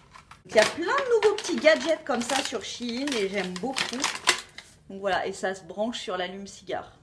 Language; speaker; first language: French; native; French